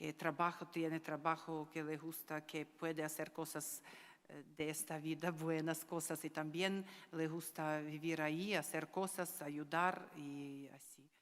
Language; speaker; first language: Spanish; non-native, learner; Ukrainian